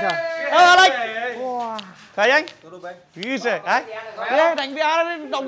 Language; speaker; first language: Vietnamese; native; Vietnamese